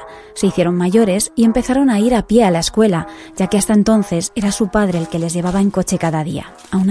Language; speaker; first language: Spanish; native; Spanish